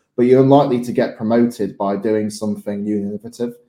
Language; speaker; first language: English; native; English